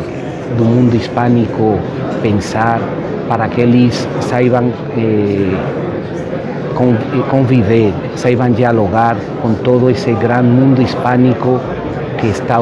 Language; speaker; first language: Spanish; non-native, fluent; Portuguese